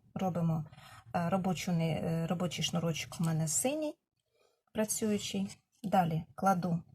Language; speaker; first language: Ukrainian; non-native, local second language; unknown